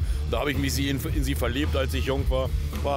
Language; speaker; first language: German; native; German